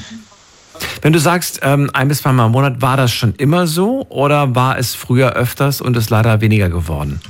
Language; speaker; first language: German; native; German